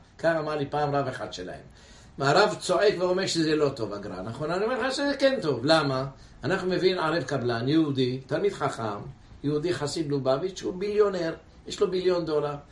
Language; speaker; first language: Hebrew; non-native, fluent; English